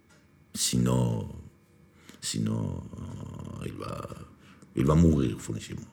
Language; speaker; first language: French; non-native, learner; Georgian